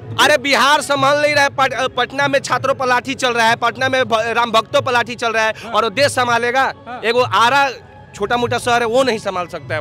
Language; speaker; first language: Hindi; native; Hindi